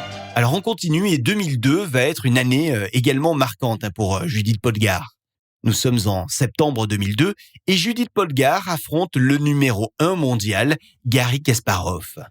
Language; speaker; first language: French; native; French